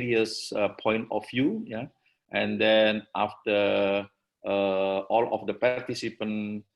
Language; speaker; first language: English; non-native, learner; Indonesian